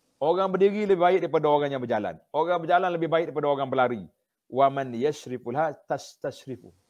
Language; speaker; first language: Malay; native; Malay